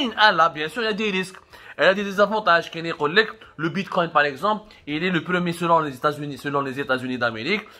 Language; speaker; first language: French; non-native, local second language; Arabic